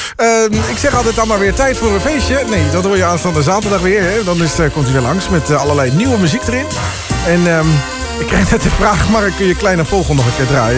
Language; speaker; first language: Dutch; native; Dutch